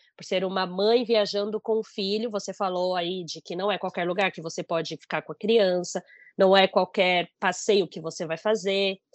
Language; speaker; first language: Portuguese; native; Portuguese